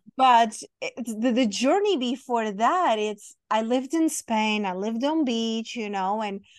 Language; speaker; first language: English; non-native, fluent; Czech